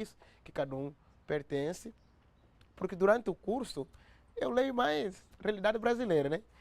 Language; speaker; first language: Portuguese; non-native, local second language; Upper Guinea Crioulo